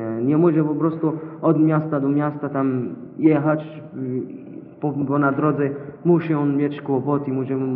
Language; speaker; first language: Polish; non-native, learner; Arabic